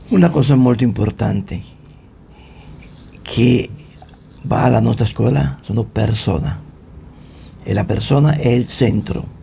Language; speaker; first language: Italian; non-native, fluent; Spanish